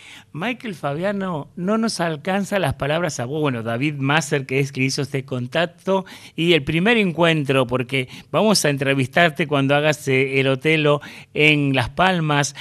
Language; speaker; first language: Spanish; native; Spanish